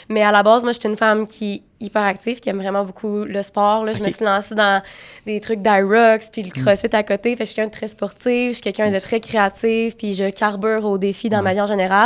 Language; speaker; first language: French; native; French